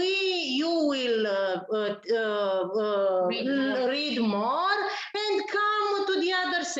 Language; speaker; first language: English; non-native, learner; Romanian